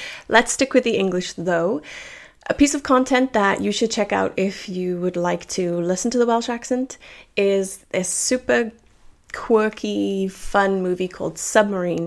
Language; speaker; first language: English; native; English